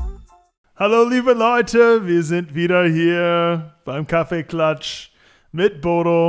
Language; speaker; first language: German; non-native, fluent; English